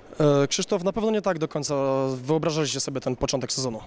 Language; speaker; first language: Polish; native; Polish